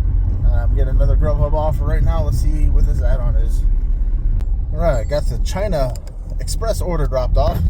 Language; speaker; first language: English; native; English